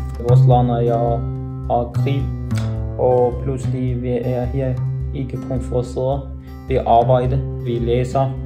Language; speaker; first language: Danish; non-native, learner; Arabic